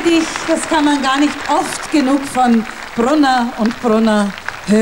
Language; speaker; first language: German; native; German